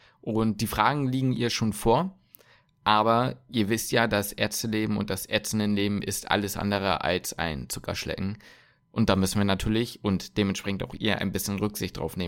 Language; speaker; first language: German; native; German